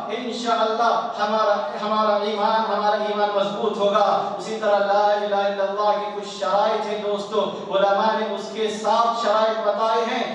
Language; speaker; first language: Urdu; native; Urdu